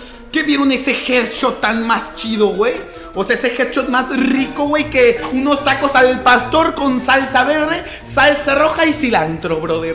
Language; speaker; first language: Spanish; native; Spanish